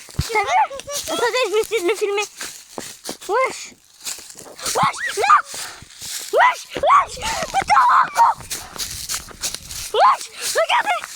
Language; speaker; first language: French; native; French